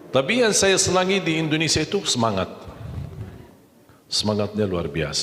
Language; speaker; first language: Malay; non-native, fluent; Arabic